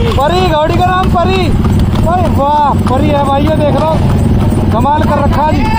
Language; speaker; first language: Hindi; native; Hindi